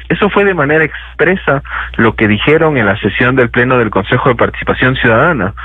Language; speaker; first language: Spanish; native; Spanish